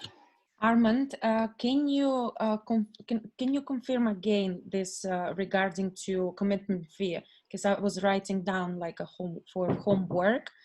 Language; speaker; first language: English; non-native, fluent; Russian